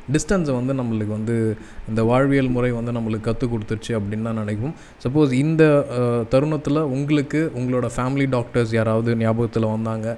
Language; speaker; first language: Tamil; native; Tamil